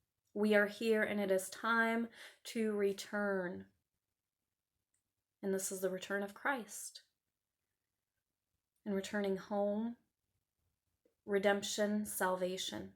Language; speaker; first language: English; native; English